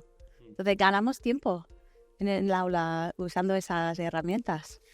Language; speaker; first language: Spanish; non-native, fluent; English